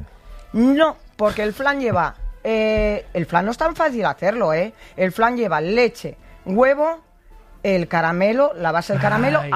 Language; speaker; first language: Spanish; native; Spanish